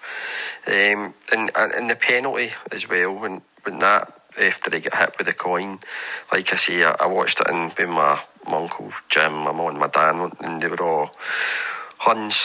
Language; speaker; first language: English; native; English